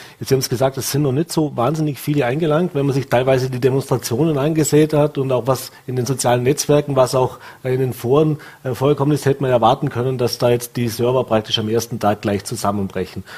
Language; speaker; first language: German; native; German